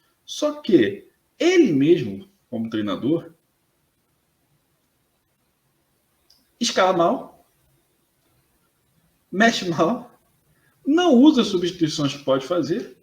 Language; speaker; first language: Portuguese; native; Portuguese